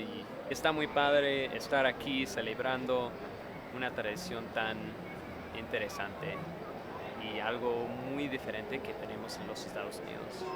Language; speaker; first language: Spanish; non-native, fluent; English